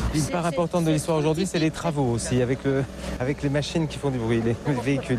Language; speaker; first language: French; native; French